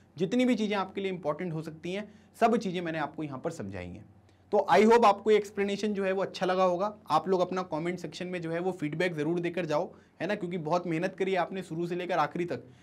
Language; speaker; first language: Hindi; native; Hindi